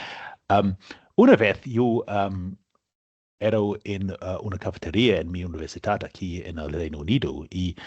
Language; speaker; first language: Spanish; non-native, learner; English